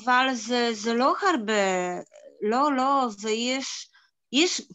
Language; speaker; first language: Hebrew; non-native, learner; Polish